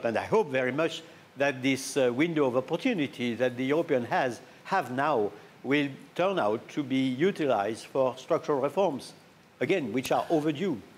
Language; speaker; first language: English; non-native, fluent; French